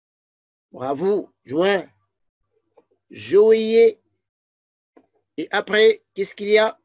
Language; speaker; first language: French; non-native, fluent; Arabic